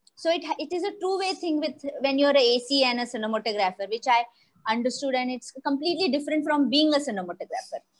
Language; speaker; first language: English; non-native, local second language; Marathi